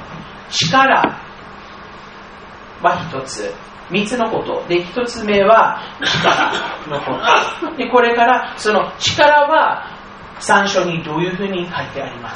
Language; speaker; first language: Japanese; non-native, fluent; English